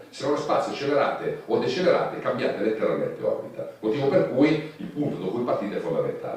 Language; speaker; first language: Italian; native; Italian